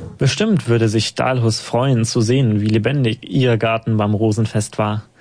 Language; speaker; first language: German; native; German